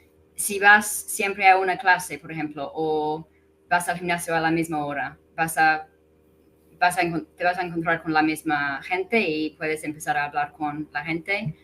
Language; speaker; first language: Spanish; non-native, fluent; English